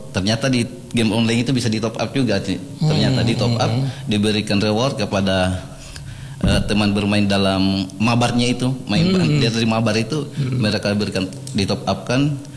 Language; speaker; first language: Indonesian; non-native, local second language; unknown